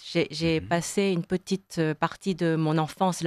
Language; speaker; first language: French; non-native, fluent; Korean